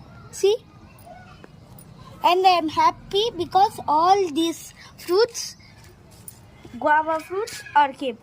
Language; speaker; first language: English; non-native, local second language; Telugu